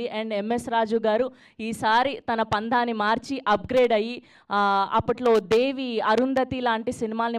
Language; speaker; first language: Telugu; native; Telugu